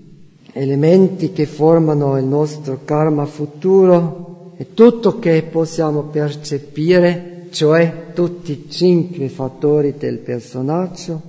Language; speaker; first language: Italian; non-native, fluent; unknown